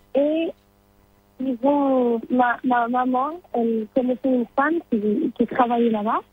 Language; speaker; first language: French; non-native, local second language; Arabic